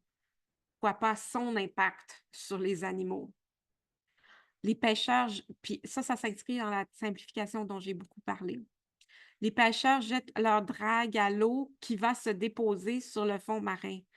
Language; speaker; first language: French; native; French